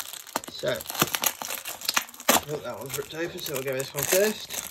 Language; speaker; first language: English; native; English